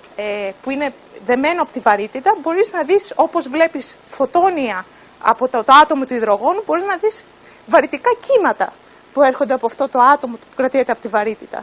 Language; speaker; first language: Greek; native; Greek